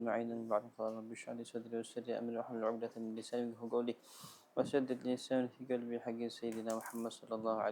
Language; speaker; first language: Arabic; non-native, fluent; Indonesian